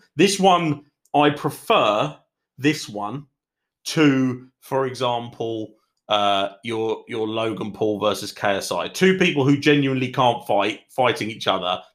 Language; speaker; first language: English; native; English